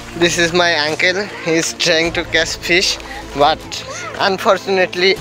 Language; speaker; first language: English; non-native, local second language; Bangla